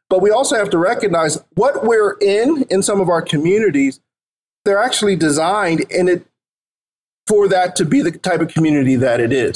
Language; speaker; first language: English; native; English